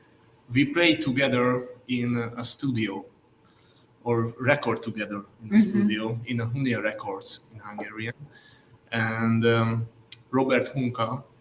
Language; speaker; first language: English; non-native, learner; Hungarian